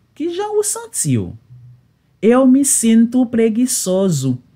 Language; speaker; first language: Portuguese; non-native, learner; Haitian Creole